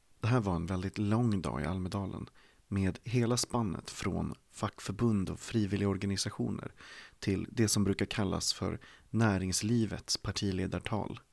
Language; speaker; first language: Swedish; native; Swedish